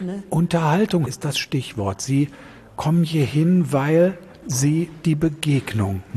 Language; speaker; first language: German; native; German